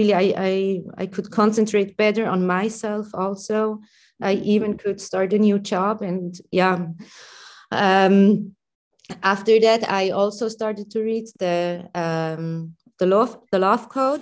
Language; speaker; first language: English; non-native, fluent; German